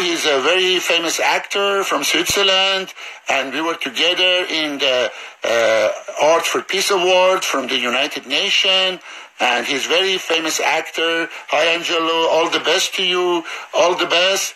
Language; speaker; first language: English; non-native, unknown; Persian